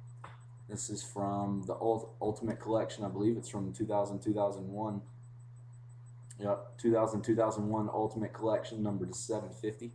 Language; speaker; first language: English; native; English